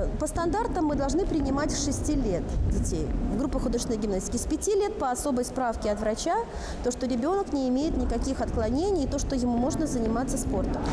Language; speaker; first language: Russian; native; Russian